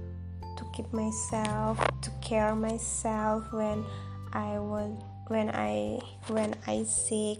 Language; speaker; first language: English; non-native, local second language; Indonesian